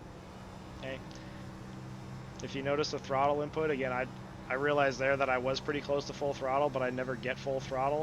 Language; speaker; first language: English; native; English